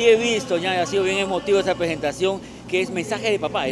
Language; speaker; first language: Spanish; native; Spanish